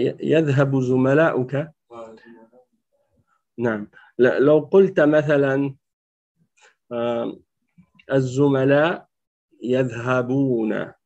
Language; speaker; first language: Arabic; non-native, fluent; French